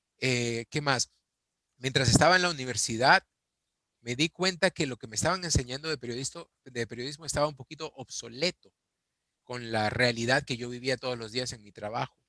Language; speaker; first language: Spanish; native; Spanish